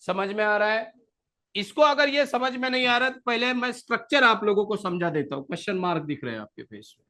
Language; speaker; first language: Hindi; non-native, local second language; Marathi